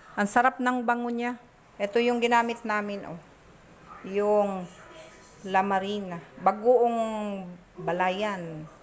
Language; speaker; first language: Filipino; non-native, local second language; Bikol